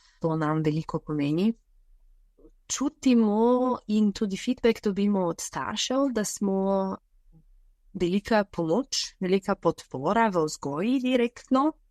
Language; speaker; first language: Slovenian; non-native, fluent; Bulgarian